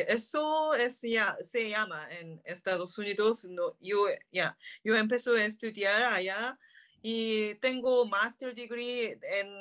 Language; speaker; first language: Spanish; non-native, learner; Korean